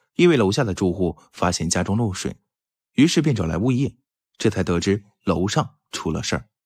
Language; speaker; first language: Chinese; native; Chinese